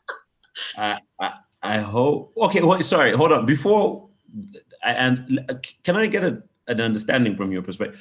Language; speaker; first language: English; non-native, local second language; Nyanja